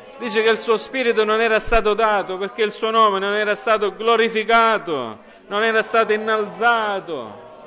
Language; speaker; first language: Italian; early bilingual, heritage; English